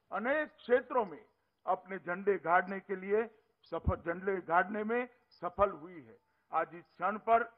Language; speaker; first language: Hindi; non-native, local second language; Gujarati